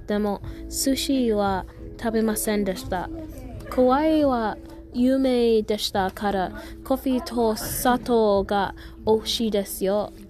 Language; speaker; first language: Japanese; non-native, learner; English